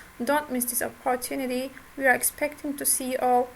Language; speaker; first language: English; non-native, fluent; Turkish